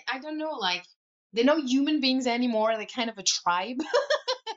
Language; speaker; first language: English; non-native, fluent; French